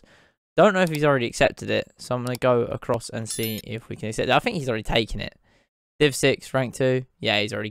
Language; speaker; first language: English; native; English